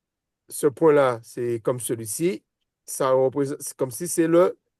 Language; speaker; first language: French; native; French